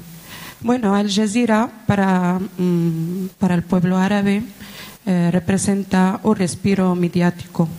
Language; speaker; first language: Spanish; non-native, fluent; Arabic